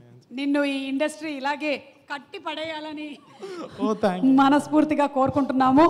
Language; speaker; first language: Telugu; native; Telugu